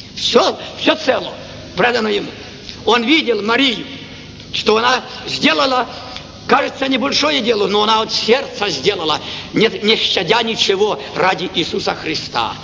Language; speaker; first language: Russian; non-native, local second language; Ukrainian